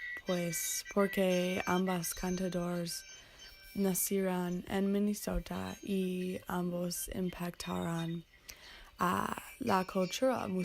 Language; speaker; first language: Spanish; non-native, learner; English